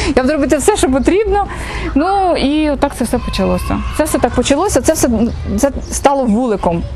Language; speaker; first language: Ukrainian; native; Ukrainian